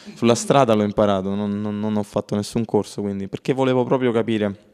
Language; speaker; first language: Italian; native; Italian